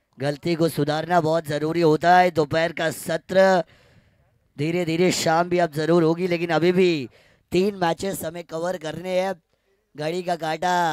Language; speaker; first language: Hindi; non-native, local second language; Marathi